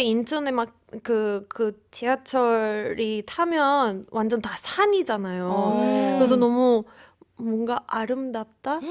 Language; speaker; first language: Korean; non-native, fluent; Spanish